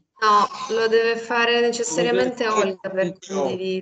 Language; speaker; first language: Italian; native; Italian